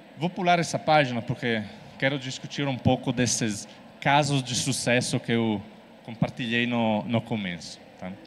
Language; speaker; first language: Portuguese; non-native, fluent; Italian